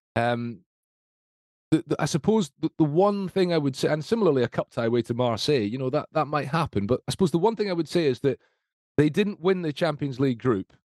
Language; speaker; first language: English; native; English